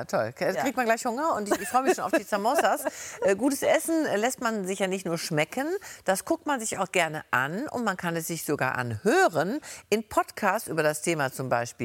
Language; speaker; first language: German; native; German